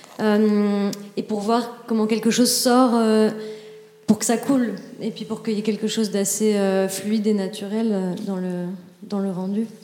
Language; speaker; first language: French; native; French